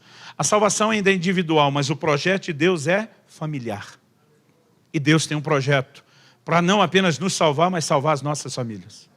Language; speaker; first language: Portuguese; native; Portuguese